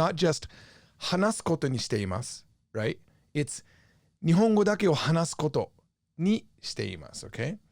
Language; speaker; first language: Japanese; non-native, fluent; English